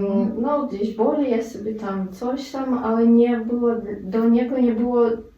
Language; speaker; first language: Polish; non-native, fluent; Russian